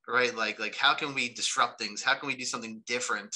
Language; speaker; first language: English; native; English